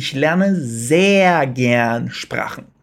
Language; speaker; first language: German; non-native, fluent; Portuguese